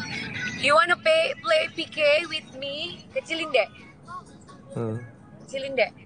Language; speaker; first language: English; non-native, learner; Indonesian